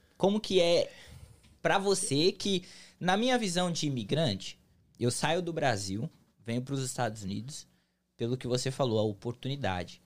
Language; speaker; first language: Portuguese; native; Portuguese